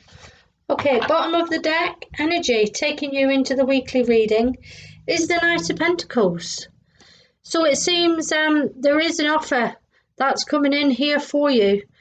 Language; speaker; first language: English; native; English